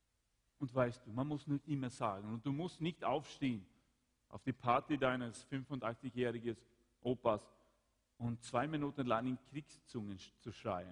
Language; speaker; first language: German; non-native, fluent; Swedish